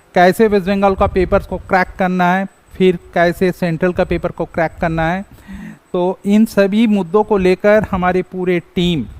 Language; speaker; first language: Hindi; non-native, local second language; Bangla